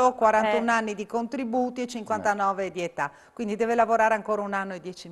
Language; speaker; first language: Italian; native; Italian